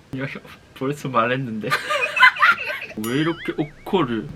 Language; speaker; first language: Korean; non-native, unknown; Japanese